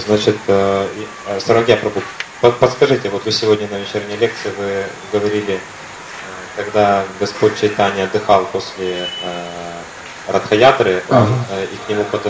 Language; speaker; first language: Russian; native; Russian